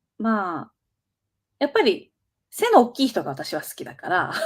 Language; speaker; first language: Japanese; native; Japanese